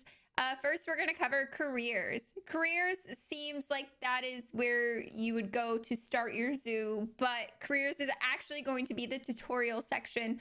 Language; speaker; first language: English; native; English